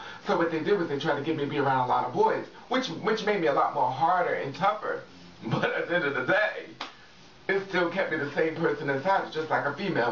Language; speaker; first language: English; native; English